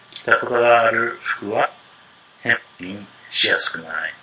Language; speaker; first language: Japanese; non-native, fluent; English